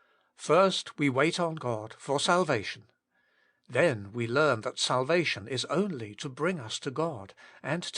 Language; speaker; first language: English; native; English